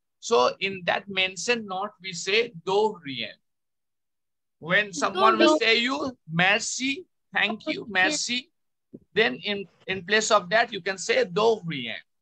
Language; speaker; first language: English; non-native, local second language; Bangla